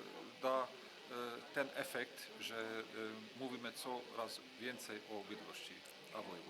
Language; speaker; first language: Polish; non-native, fluent; Hungarian